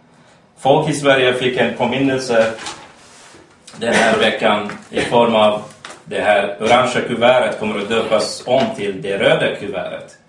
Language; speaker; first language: Swedish; non-native, fluent; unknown